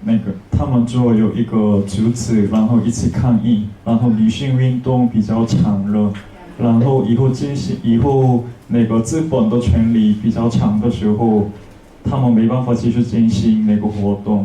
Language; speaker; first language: Chinese; non-native, learner; Korean